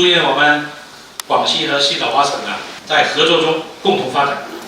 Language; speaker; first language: Chinese; native; Chinese